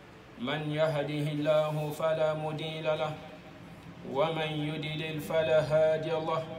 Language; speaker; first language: Arabic; non-native, fluent; Bambara